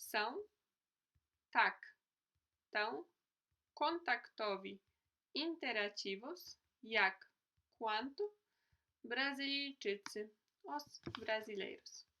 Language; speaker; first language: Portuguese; non-native, fluent; Polish